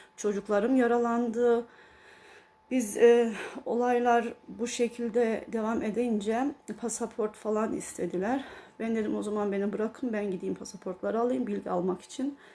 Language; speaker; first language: Turkish; early bilingual, heritage; Turkish